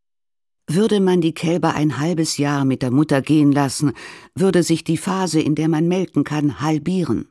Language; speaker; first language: German; native; German